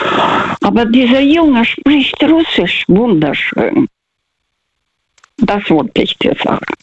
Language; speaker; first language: German; early bilingual, other home language; Russian